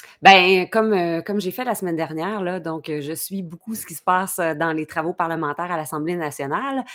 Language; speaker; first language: French; native; French